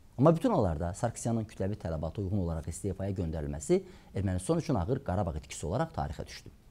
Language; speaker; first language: Azerbaijani; native; Azerbaijani